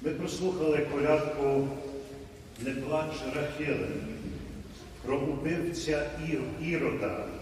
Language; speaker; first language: Ukrainian; early bilingual, heritage; Ukrainian